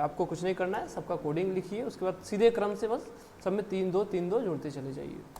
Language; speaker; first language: Hindi; native; Hindi